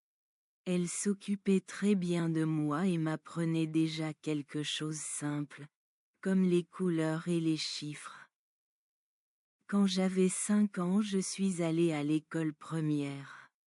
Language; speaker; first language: French; non-native, learner; Bangla